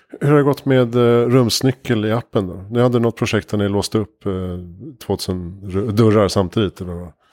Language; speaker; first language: Swedish; native; Swedish